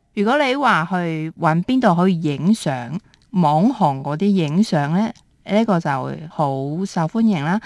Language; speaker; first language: Cantonese; early bilingual, heritage; Cantonese